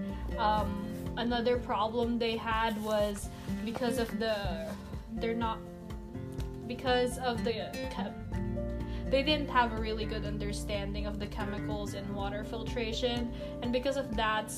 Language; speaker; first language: English; non-native, local second language; Filipino